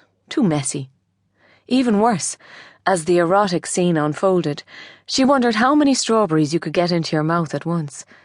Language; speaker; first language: English; native; English